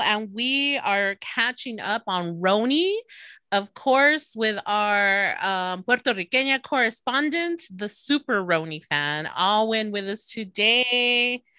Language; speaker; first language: English; early bilingual, other home language; Spanish